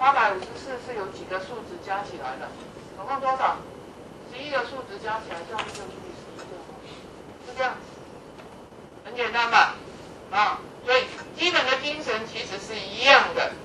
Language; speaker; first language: Chinese; native; Chinese